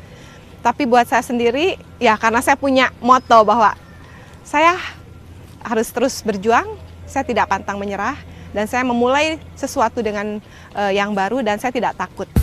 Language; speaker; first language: Indonesian; native; Indonesian